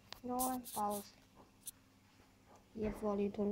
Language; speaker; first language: German; early bilingual, other home language; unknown